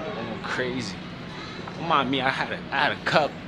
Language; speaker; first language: English; native; English